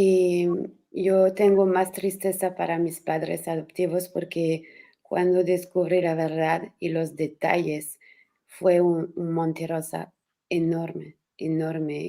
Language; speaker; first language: Spanish; non-native, learner; French